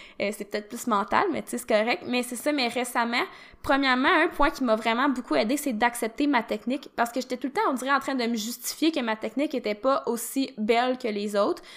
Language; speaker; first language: French; native; French